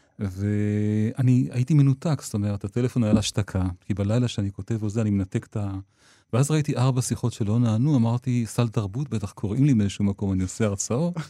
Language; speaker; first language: Hebrew; native; Hebrew